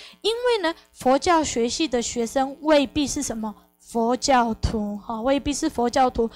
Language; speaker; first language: Chinese; non-native, fluent; Spanish